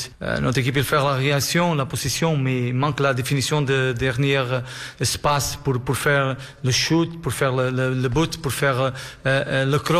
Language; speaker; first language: French; non-native, learner; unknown